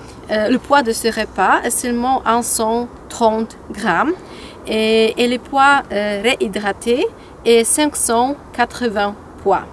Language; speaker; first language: French; non-native, learner; Polish